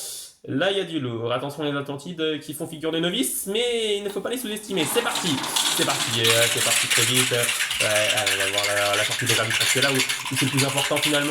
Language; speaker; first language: French; native; French